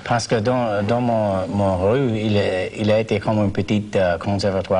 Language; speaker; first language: French; non-native, learner; English